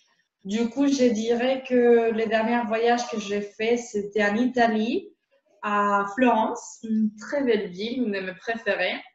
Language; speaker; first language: French; non-native, fluent; Spanish